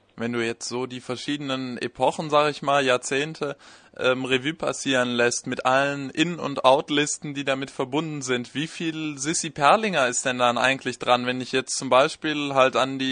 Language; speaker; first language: German; native; German